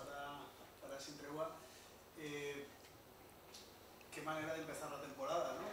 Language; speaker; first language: Spanish; native; Spanish